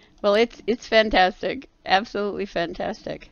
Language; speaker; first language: English; native; English